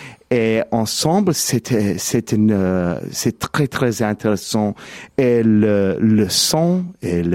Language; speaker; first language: French; non-native, learner; English